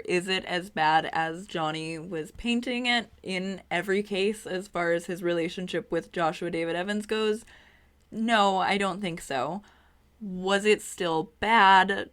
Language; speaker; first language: English; native; English